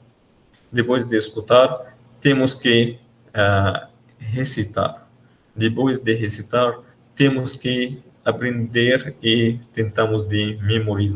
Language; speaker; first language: Portuguese; non-native, learner; Arabic